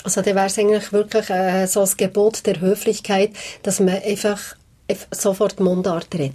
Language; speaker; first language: German; native; German